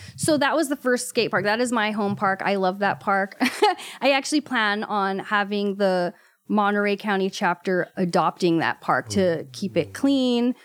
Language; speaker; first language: English; native; English